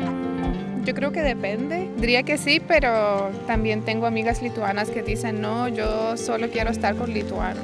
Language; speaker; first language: Spanish; non-native, fluent; Lithuanian